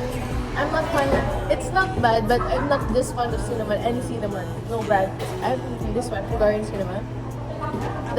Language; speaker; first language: English; non-native, local second language; Filipino